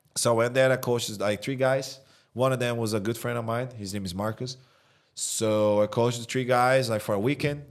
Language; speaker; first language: English; non-native, fluent; Portuguese